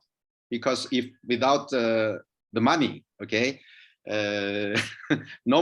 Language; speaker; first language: English; non-native, learner; Chinese